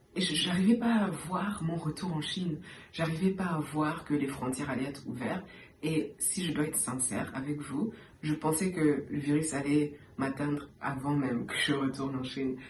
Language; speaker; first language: French; early bilingual, heritage; French